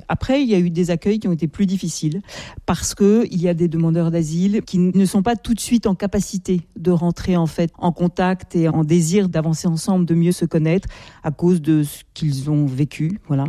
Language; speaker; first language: French; native; French